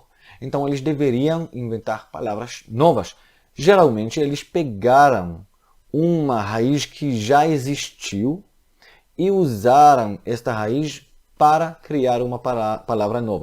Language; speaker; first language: Portuguese; non-native, fluent; Hebrew